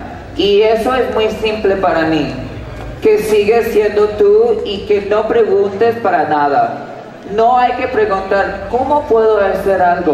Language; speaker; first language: Spanish; early bilingual, heritage; Spanish